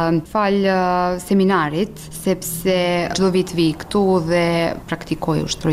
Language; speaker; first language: Albanian; non-native, fluent; Serbian